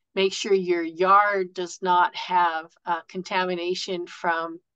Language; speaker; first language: English; native; English